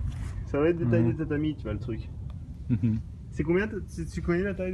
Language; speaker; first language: French; early bilingual, other home language; Japanese